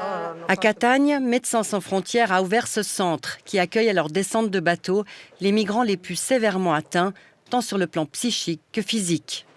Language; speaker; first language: French; native; French